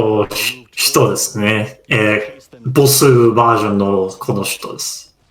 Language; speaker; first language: Japanese; non-native, fluent; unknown